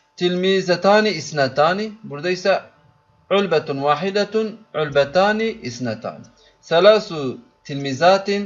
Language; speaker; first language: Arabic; non-native, learner; Turkish